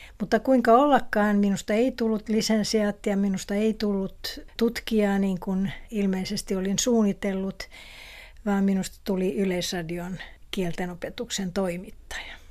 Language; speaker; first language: Finnish; non-native, local second language; Swedish